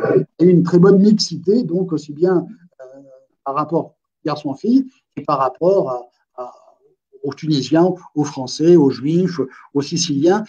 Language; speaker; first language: French; native; French